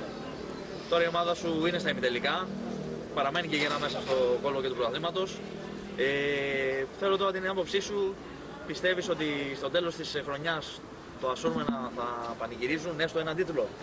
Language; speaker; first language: Greek; native; Greek